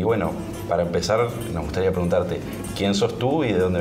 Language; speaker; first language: Spanish; native; Spanish